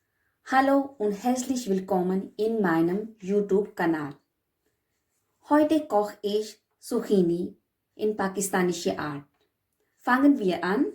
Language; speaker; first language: German; non-native, learner; Urdu